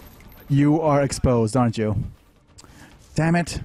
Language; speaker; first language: English; native; English